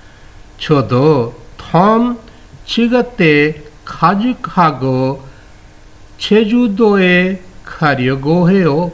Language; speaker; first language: Korean; non-native, fluent; Urdu